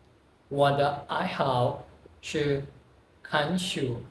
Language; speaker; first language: Chinese; non-native, fluent; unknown